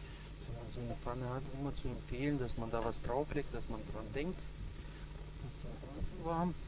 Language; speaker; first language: German; native; German